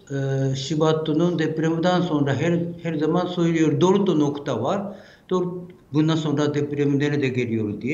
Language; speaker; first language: Turkish; non-native, fluent; Japanese